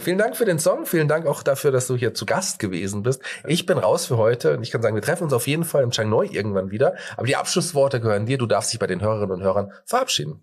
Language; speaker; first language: German; native; German